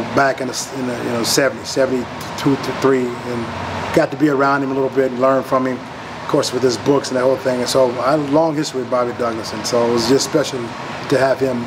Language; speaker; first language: English; native; English